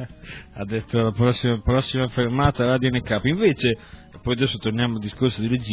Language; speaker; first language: Italian; native; Italian